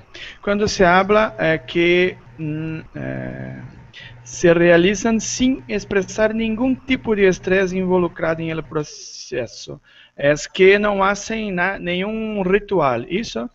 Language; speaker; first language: Spanish; non-native, learner; Portuguese